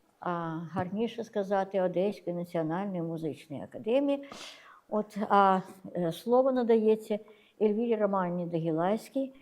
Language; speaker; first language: Ukrainian; native; Ukrainian